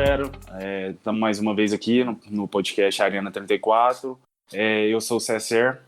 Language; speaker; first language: Portuguese; native; Portuguese